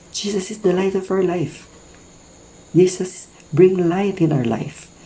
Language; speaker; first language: English; non-native, local second language; Filipino